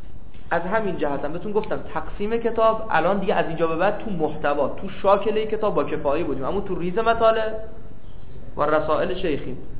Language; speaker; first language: Persian; native; Persian